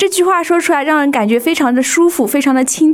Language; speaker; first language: Chinese; native; Chinese